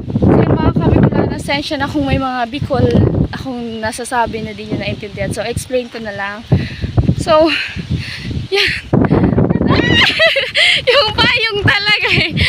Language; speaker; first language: Filipino; non-native, local second language; Bikol